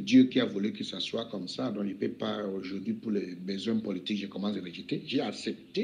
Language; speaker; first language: French; non-native, local second language; English